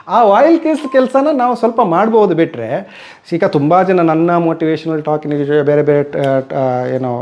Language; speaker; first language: Kannada; native; Kannada